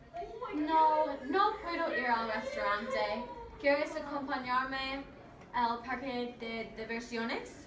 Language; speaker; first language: Spanish; non-native, learner; English